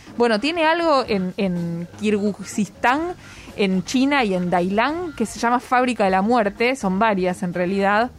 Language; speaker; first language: Spanish; native; Spanish